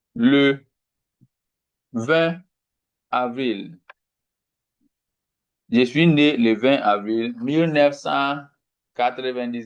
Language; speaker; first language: French; non-native, fluent; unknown